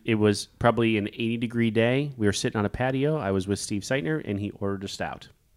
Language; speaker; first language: English; native; English